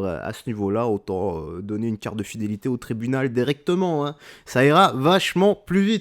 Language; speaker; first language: French; native; French